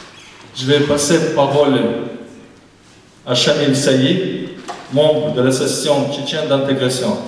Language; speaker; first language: French; non-native, fluent; Chechen